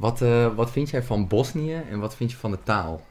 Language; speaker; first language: Dutch; early bilingual, other home language; Bosnian